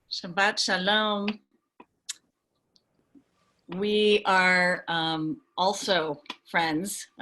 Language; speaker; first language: English; native; English